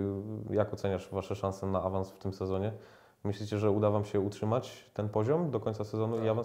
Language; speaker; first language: Polish; native; Polish